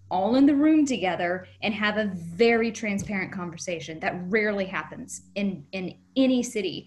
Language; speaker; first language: English; native; English